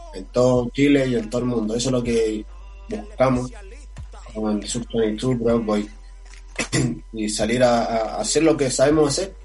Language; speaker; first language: Spanish; non-native, fluent; Portuguese